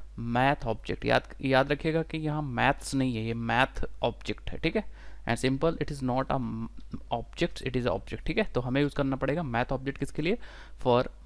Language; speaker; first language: Hindi; native; Hindi